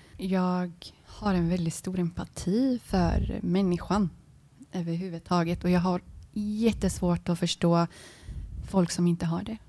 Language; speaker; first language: Swedish; early bilingual, other home language; Spanish